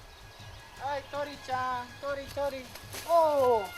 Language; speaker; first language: Japanese; non-native, learner; English